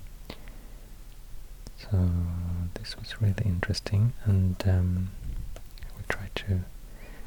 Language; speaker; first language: English; non-native, fluent; Swedish